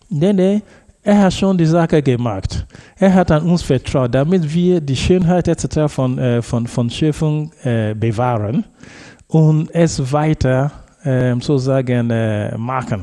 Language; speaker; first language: German; non-native, fluent; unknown